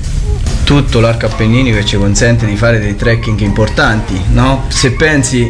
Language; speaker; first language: Italian; native; Italian